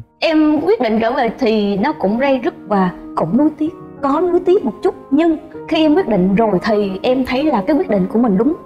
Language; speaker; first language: Vietnamese; native; Vietnamese